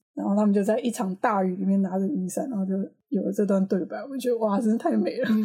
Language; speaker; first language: Chinese; native; Chinese